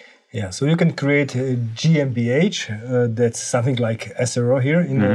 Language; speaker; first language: English; non-native, fluent; Slovak